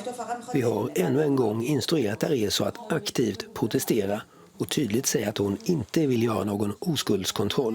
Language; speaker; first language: Swedish; native; Swedish